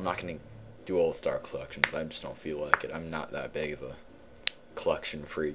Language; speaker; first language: English; native; English